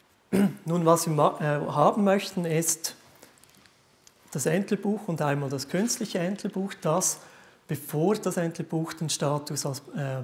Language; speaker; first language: German; native; German